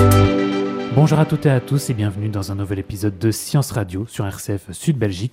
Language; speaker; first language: French; native; French